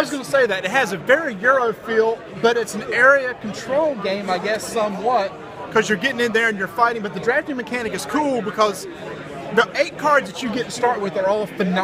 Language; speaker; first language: English; native; English